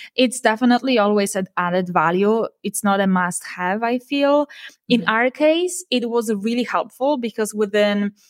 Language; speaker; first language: English; non-native, fluent; Polish